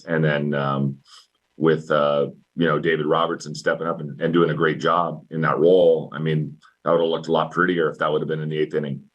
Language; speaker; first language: English; native; English